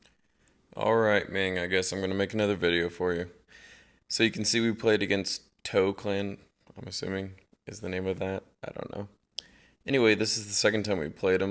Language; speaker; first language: English; native; English